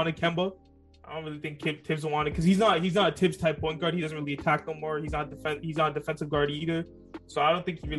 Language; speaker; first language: English; native; English